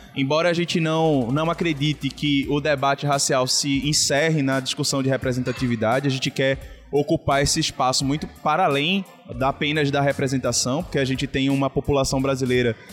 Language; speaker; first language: Portuguese; native; Portuguese